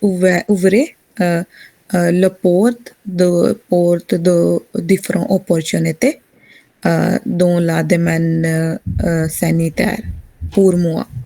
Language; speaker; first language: French; non-native, learner; Hindi